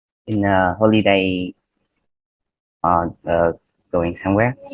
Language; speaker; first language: English; non-native, learner; Vietnamese